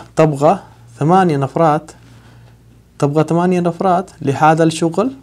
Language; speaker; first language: Arabic; non-native, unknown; Urdu